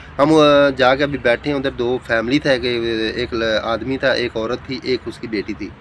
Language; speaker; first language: Urdu; non-native, local second language; Punjabi